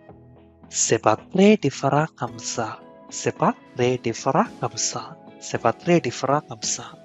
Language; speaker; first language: French; non-native, fluent; Malayalam